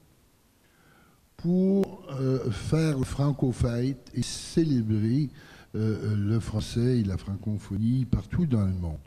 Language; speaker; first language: French; native; French